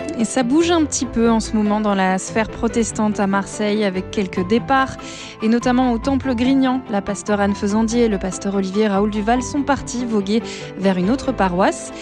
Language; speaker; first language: French; native; French